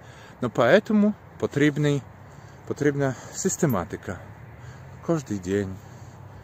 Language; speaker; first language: Russian; non-native, learner; Polish